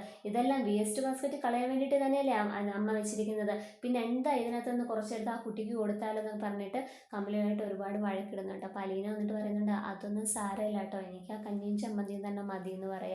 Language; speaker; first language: Malayalam; native; Malayalam